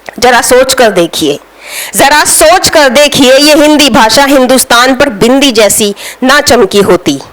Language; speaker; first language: Hindi; native; Hindi